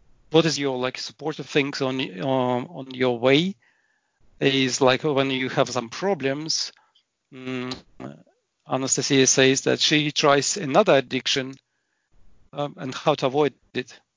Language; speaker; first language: English; non-native, fluent; Russian